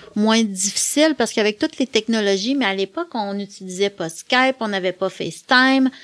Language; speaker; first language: French; native; French